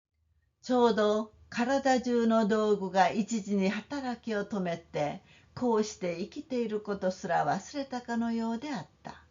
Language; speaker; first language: Japanese; non-native, fluent; Korean